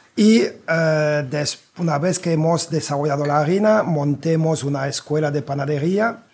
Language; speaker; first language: Spanish; non-native, fluent; French